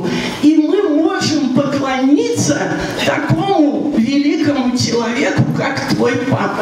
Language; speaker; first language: Russian; native; Russian